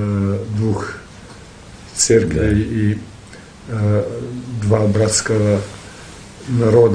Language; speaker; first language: Russian; non-native, learner; Serbian